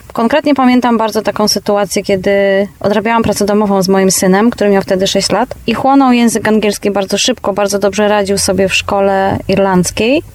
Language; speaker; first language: Polish; native; Polish